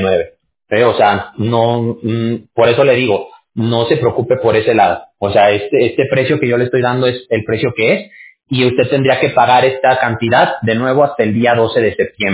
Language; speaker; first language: Spanish; native; Spanish